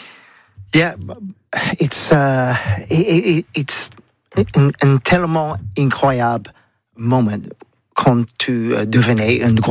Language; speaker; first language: French; non-native, learner; English